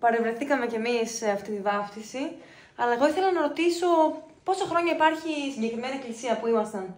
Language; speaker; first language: Greek; native; Greek